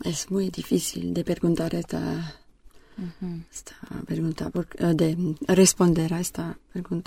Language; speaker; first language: Spanish; non-native, learner; French